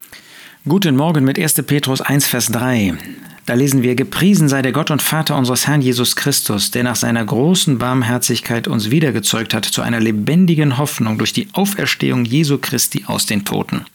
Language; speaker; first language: German; native; German